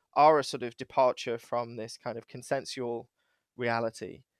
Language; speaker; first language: English; native; English